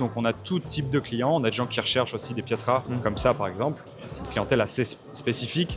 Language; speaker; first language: French; native; French